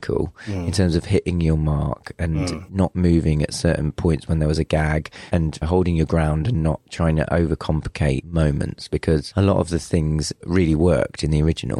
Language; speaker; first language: English; native; English